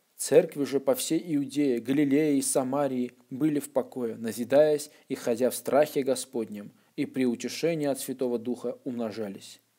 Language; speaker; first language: Russian; non-native, local second language; Armenian